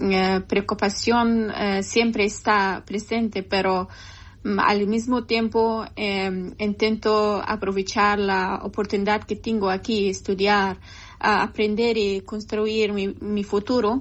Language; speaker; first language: Spanish; non-native, learner; Persian